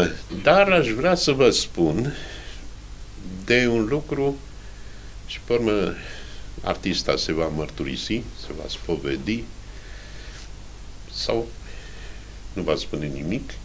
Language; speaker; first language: Romanian; native; Romanian